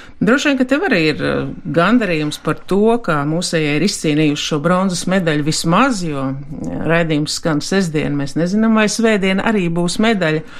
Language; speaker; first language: Latvian; native; Latvian